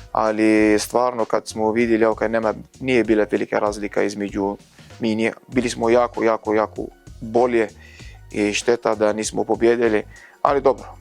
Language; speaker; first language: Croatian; non-native, learner; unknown